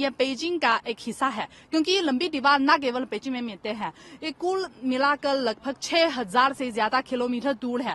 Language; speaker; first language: Hindi; non-native, fluent; Chinese